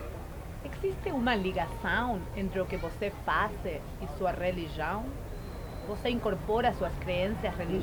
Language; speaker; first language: Portuguese; non-native, fluent; Spanish